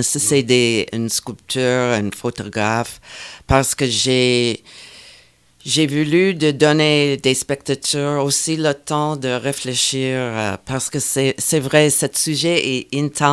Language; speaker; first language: French; non-native, fluent; English